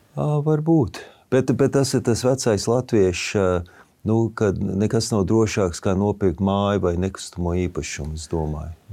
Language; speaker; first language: Latvian; early bilingual, heritage; Latvian